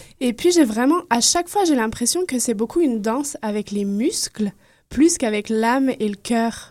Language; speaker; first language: French; native; French